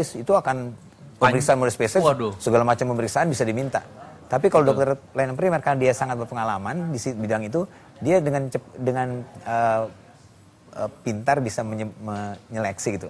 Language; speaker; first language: Indonesian; native; Indonesian